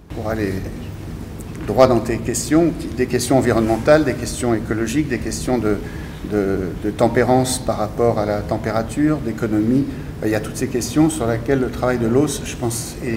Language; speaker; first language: French; native; French